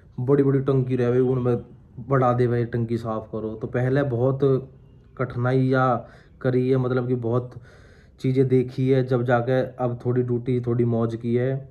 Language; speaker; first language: Hindi; native; Hindi